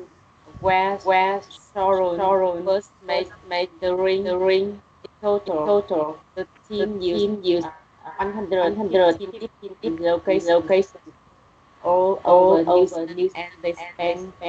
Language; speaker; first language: English; non-native, learner; Vietnamese